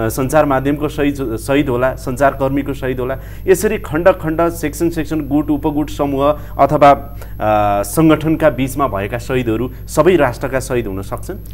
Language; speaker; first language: Nepali; native; Nepali